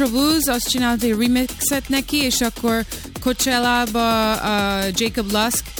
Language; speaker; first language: Hungarian; early bilingual, heritage; English